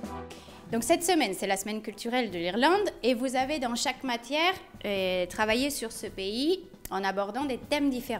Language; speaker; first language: French; non-native, fluent; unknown